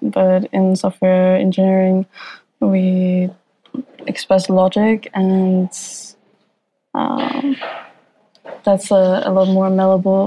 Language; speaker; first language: English; non-native, fluent; Danish